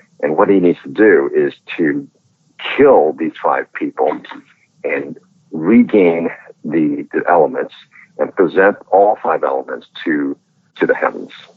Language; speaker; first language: English; non-native, local second language; Cantonese